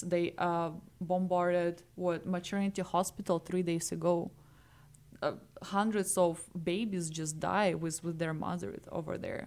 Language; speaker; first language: English; non-native, fluent; Ukrainian